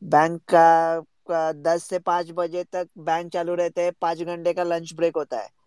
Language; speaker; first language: Hindi; non-native, local second language; Marathi